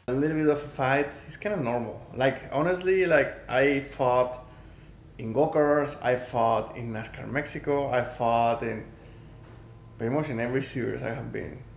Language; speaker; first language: English; non-native, fluent; Spanish